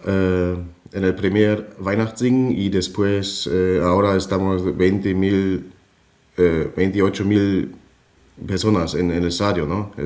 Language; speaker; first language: Spanish; non-native, fluent; German